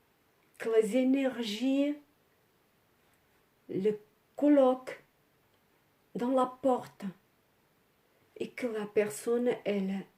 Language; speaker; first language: French; non-native, learner; Portuguese